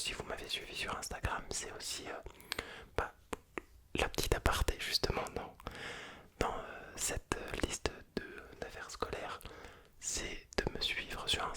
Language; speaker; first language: French; native; French